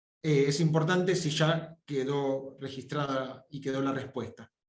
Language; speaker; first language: Spanish; native; Spanish